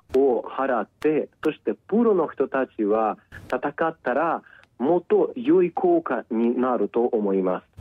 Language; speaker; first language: Japanese; non-native, fluent; Ukrainian